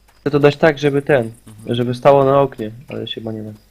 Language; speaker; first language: Polish; native; Polish